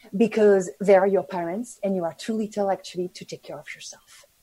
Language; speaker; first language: English; non-native, fluent; French